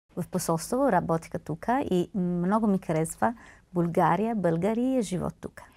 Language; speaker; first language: Italian; native; Italian